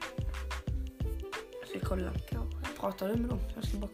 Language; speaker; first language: Swedish; native; Swedish